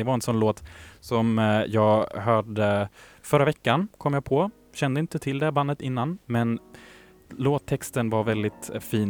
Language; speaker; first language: Swedish; native; Swedish